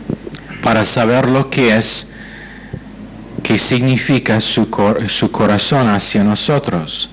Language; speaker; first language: Spanish; non-native, fluent; English